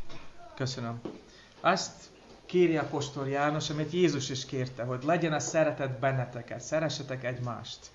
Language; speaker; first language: Hungarian; non-native, fluent; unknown